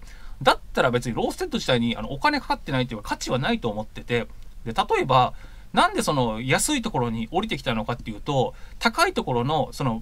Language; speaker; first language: Japanese; native; Japanese